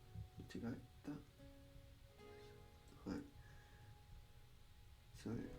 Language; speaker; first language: Japanese; non-native, learner; Spanish